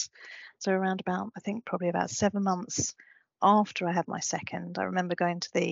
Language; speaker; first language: English; native; English